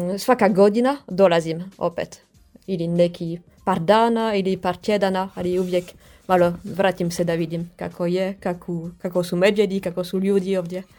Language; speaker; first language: Croatian; non-native, learner; French